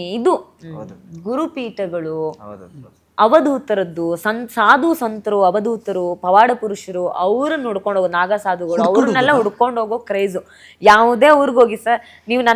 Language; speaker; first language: Kannada; native; Kannada